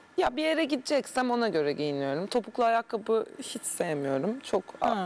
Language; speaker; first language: Turkish; early bilingual, heritage; Turkish